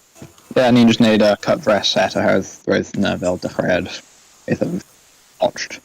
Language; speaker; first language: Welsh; non-native, local second language; English